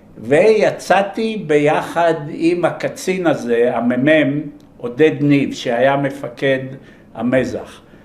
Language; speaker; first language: Hebrew; early bilingual, other home language; Polish